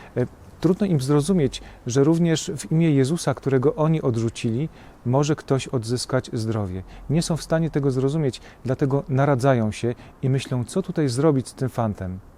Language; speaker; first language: Polish; native; Polish